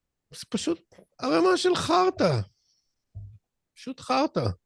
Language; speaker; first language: Hebrew; native; Hebrew